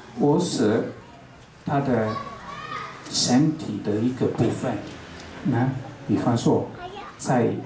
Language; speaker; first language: Chinese; non-native, fluent; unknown